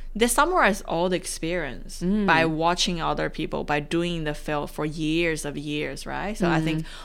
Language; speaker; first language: English; non-native, fluent; Chinese